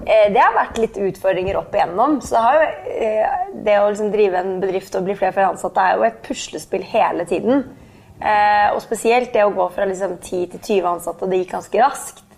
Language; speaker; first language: Norwegian; native; Norwegian